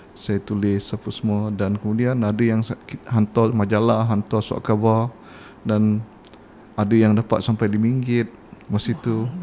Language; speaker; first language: Malay; native; Malay